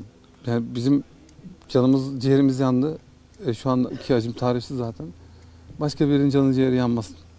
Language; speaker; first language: Turkish; native; Turkish